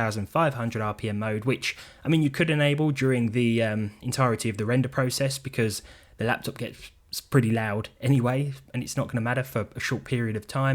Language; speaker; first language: English; native; English